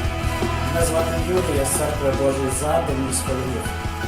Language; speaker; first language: Ukrainian; native; Ukrainian